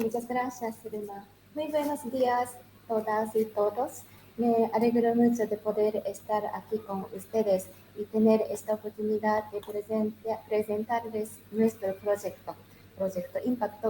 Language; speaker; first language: Spanish; non-native, learner; Japanese